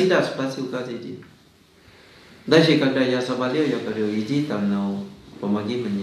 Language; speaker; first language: Russian; non-native, fluent; Thai